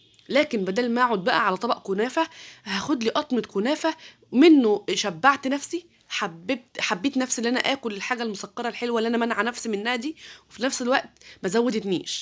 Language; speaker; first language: Arabic; native; Arabic